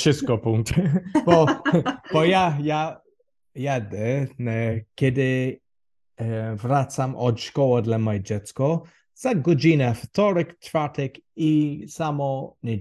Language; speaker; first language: Polish; non-native, learner; English